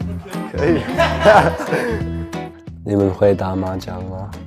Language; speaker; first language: Chinese; non-native, learner; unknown